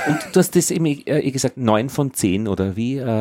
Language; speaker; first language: German; native; German